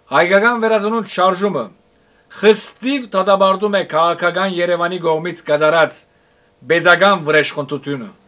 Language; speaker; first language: Armenian; early bilingual, heritage; Armenian